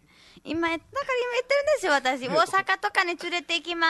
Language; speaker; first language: Japanese; non-native, learner; Nepali